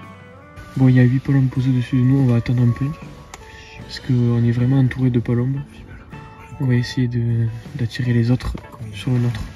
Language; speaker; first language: French; native; French